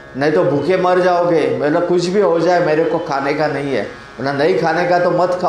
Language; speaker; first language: Hindi; non-native, local second language; Marathi